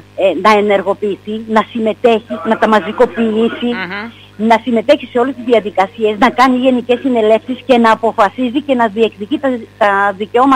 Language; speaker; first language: Greek; native; Greek